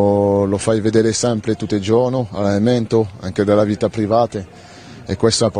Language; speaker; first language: Italian; non-native, learner; French